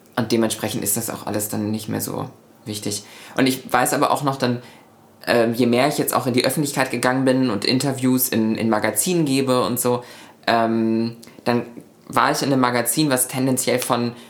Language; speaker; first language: German; native; German